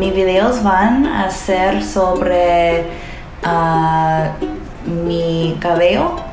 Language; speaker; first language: Spanish; non-native, learner; English